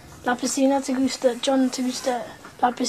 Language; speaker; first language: Spanish; non-native, learner; English